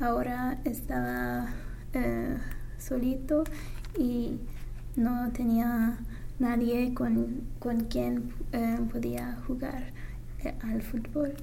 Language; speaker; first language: Spanish; non-native, learner; English